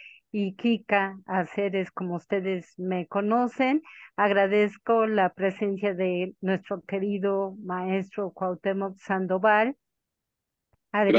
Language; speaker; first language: Spanish; native; Spanish